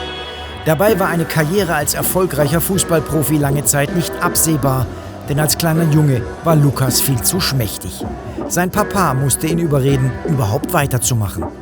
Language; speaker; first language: German; native; German